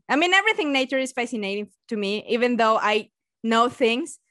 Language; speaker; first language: English; non-native, fluent; Spanish